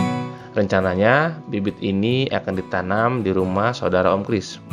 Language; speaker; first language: Indonesian; native; Indonesian